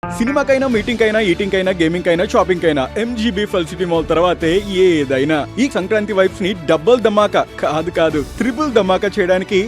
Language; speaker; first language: Telugu; native; Telugu